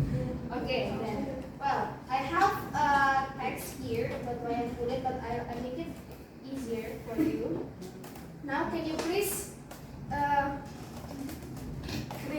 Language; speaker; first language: English; non-native, learner; Indonesian